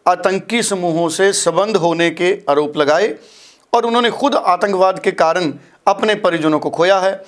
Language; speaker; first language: Hindi; non-native, local second language; Punjabi